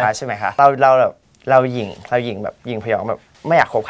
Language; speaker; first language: Thai; native; Thai